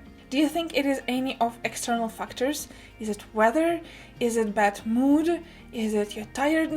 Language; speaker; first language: English; non-native, fluent; Russian